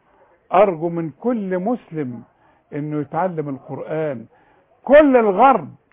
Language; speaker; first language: Arabic; native; Arabic